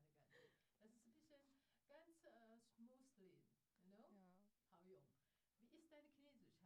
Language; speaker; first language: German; non-native, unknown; Chinese